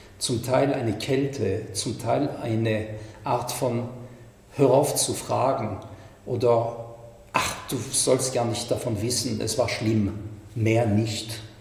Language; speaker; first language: German; non-native, fluent; French